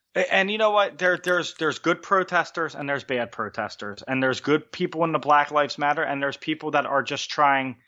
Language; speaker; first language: English; native; English